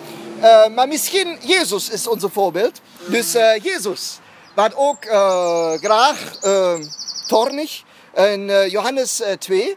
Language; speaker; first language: Dutch; non-native, fluent; German